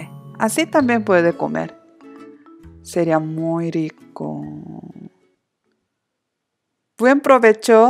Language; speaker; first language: Spanish; non-native, learner; Korean